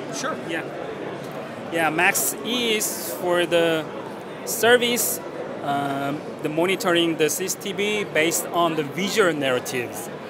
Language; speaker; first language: English; non-native, learner; Korean